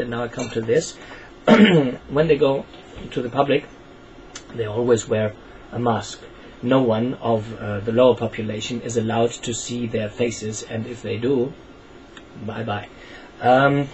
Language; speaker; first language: English; non-native, fluent; German